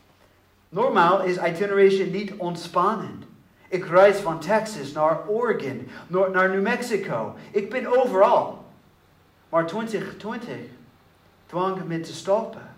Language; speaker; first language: Dutch; non-native, learner; English